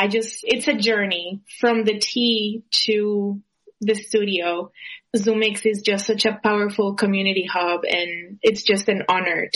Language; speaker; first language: English; non-native, fluent; Spanish